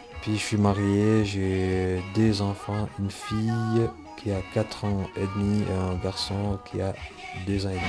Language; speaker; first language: French; non-native, local second language; Rundi